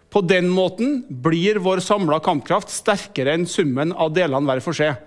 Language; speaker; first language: Norwegian; native; Norwegian